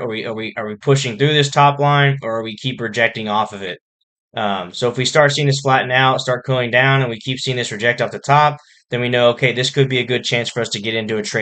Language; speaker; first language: English; native; English